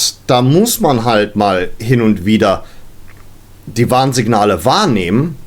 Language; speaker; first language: German; native; German